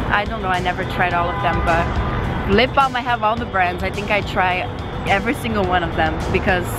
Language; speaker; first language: English; non-native, fluent; Portuguese